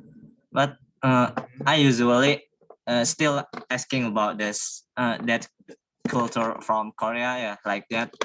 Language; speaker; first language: English; non-native, learner; Indonesian